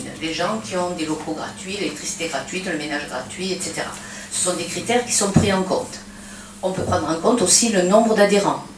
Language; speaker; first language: French; native; French